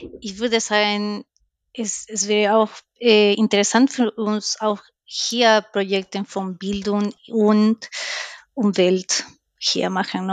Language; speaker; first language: German; non-native, learner; Spanish